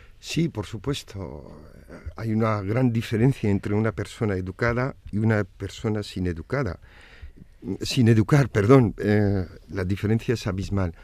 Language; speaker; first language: Spanish; non-native, fluent; Arabic